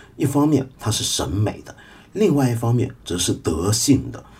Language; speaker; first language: Chinese; native; Chinese